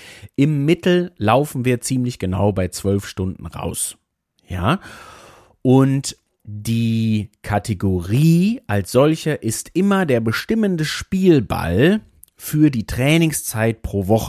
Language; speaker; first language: German; native; German